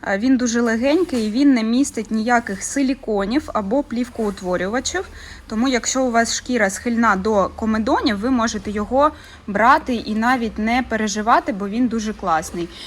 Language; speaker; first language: Ukrainian; non-native, local second language; Russian